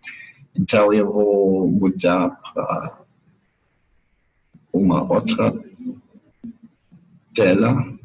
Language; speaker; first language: Portuguese; non-native, fluent; German